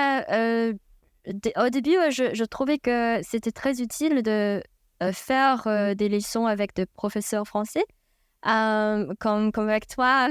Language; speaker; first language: French; non-native, fluent; Chinese